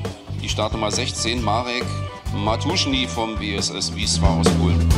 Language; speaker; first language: German; native; German